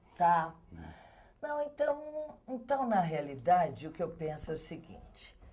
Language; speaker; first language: Portuguese; native; Portuguese